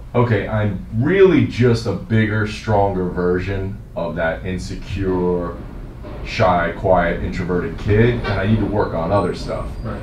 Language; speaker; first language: English; native; English